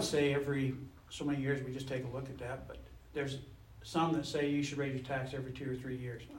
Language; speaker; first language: English; native; English